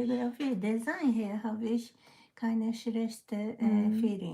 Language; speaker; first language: German; non-native, learner; Japanese